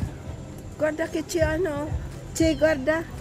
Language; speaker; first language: Italian; non-native, learner; Filipino